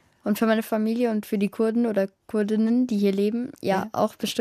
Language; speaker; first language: German; early bilingual, other home language; Kurdish